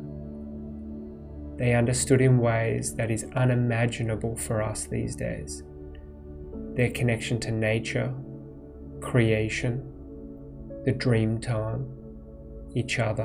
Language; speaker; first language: English; native; English